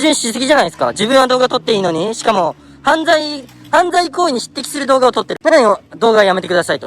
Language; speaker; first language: Japanese; native; Japanese